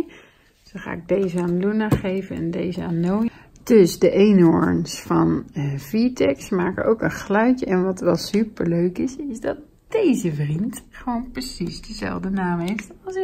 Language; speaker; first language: Dutch; native; Dutch